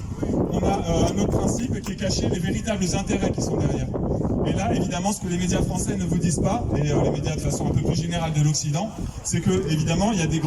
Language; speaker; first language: French; native; French